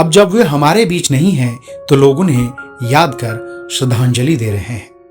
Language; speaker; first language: Hindi; native; Hindi